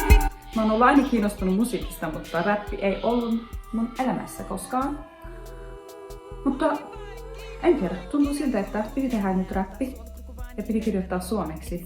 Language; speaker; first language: Finnish; non-native, fluent; Turkish